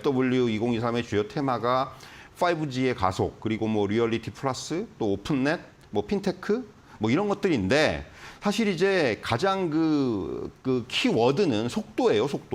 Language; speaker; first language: Korean; native; Korean